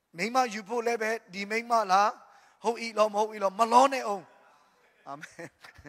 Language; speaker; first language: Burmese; non-native, local second language; Tedim Chin